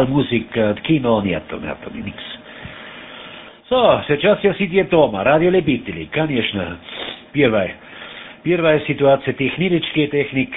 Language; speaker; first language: Russian; non-native, learner; German